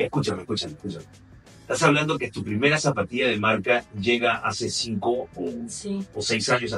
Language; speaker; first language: Spanish; native; Spanish